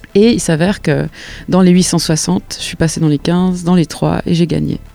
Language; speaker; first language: French; native; French